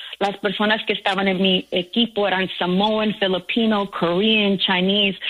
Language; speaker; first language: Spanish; early bilingual, heritage; Spanish